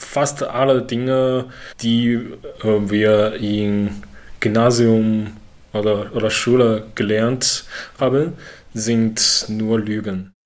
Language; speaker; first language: German; non-native, learner; Chinese